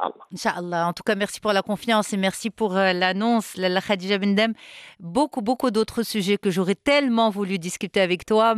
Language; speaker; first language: French; non-native, local second language; Arabic